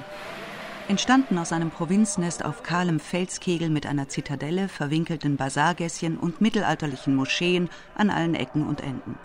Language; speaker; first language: German; native; German